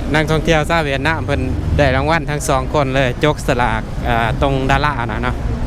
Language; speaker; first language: Thai; native; Thai